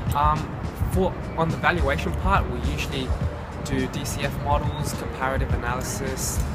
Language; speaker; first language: English; native; English